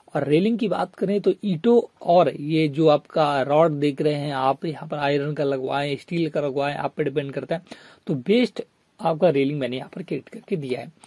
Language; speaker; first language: Hindi; native; Hindi